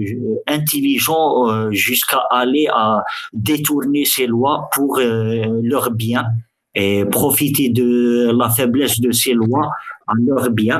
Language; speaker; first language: French; early bilingual, other home language; Arabic